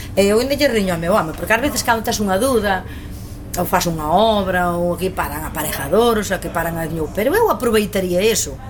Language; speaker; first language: Galician; native; Galician